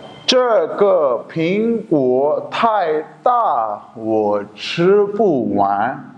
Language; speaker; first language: Chinese; non-native, fluent; Urdu